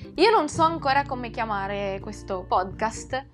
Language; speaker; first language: Italian; non-native, fluent; Filipino